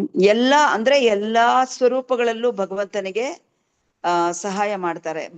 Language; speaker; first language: Kannada; native; Kannada